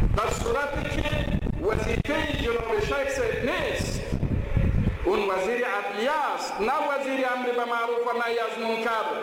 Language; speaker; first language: Persian; native; Persian